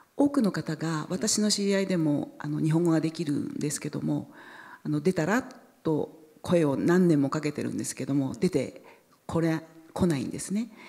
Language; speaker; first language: Japanese; native; Japanese